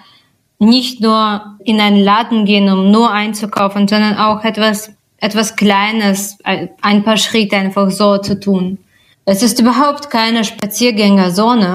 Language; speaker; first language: German; non-native, fluent; Russian